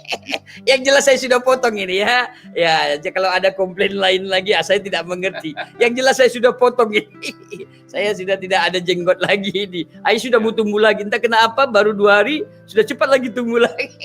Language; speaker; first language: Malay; non-native, local second language; Achinese